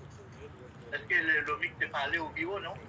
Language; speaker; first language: French; non-native, learner; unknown